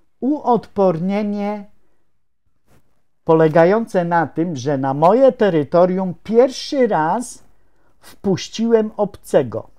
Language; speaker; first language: Polish; native; Polish